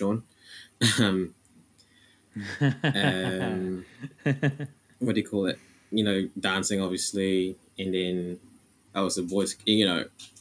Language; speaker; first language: English; non-native, local second language; Filipino